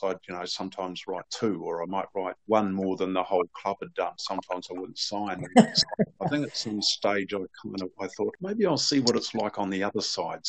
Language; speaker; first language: English; native; English